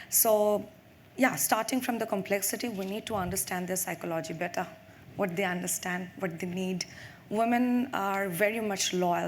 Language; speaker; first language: English; non-native, local second language; Bangla